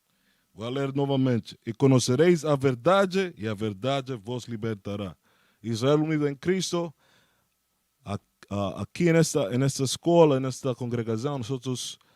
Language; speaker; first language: Portuguese; non-native, fluent; Spanish